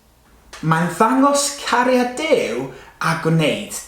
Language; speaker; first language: Welsh; non-native, local second language; English